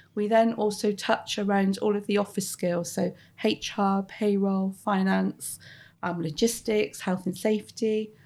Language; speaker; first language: English; native; English